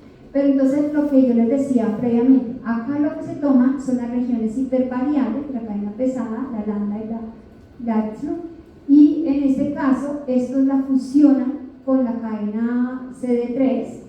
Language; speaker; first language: Spanish; native; Spanish